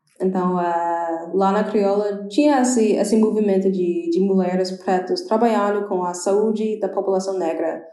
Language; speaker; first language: Portuguese; non-native, fluent; English